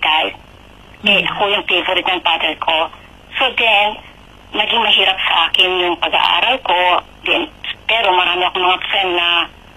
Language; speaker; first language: Filipino; native; Filipino